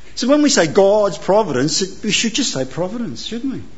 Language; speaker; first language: English; native; English